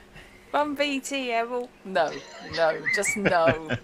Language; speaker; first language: English; native; English